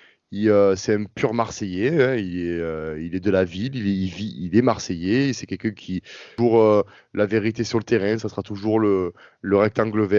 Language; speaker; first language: French; native; French